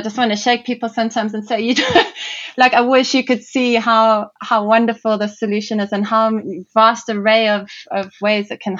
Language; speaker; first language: English; native; English